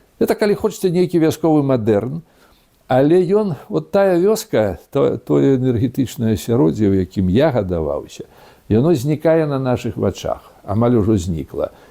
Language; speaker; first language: Belarusian; native; Belarusian